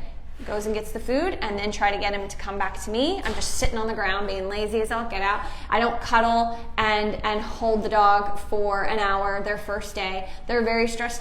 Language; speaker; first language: English; native; English